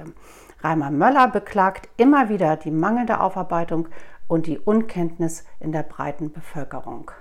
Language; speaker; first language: German; native; German